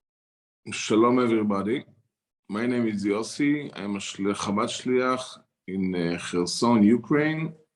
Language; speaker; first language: English; non-native, learner; Hebrew